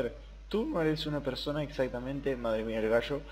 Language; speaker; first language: Spanish; native; Spanish